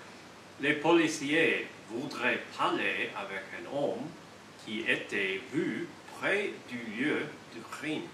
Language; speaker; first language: French; non-native, learner; English